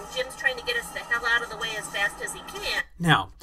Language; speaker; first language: English; native; English